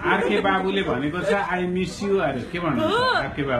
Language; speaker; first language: Nepali; native; Nepali